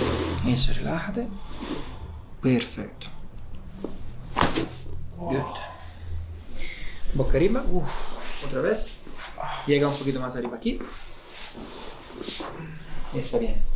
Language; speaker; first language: Spanish; non-native, fluent; Italian